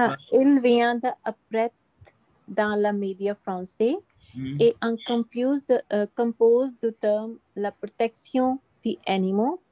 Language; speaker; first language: French; non-native, learner; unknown